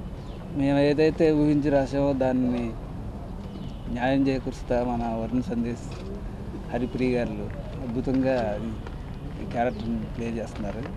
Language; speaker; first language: Telugu; native; Telugu